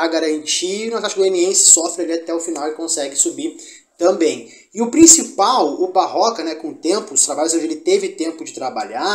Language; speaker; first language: Portuguese; native; Portuguese